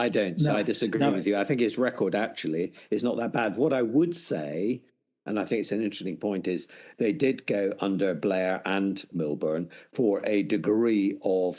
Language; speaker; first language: English; native; English